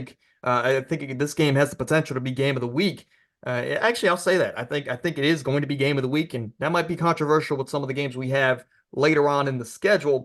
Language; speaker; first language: English; native; English